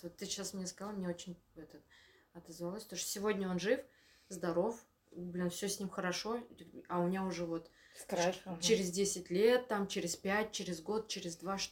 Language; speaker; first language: Russian; native; Russian